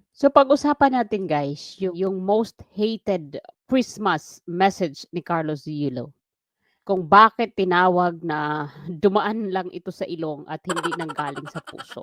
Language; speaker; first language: Filipino; non-native, local second language; Waray